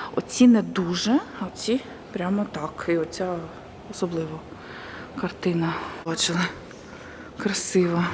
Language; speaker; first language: Ukrainian; native; Ukrainian